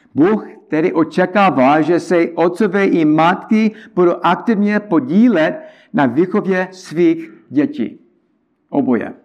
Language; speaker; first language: Czech; non-native, learner; English